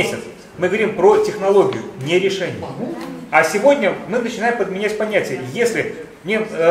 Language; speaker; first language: Russian; native; Russian